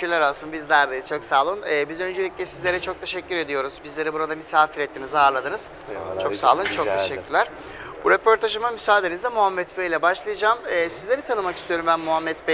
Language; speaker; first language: Turkish; native; Turkish